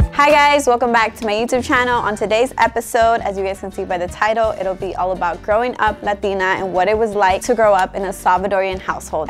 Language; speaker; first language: English; early bilingual, other home language; Spanish